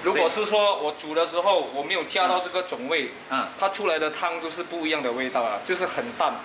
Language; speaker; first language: Chinese; native; Chinese